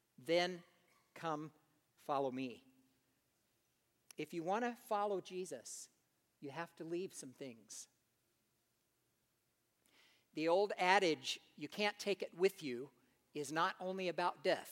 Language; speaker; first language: English; native; English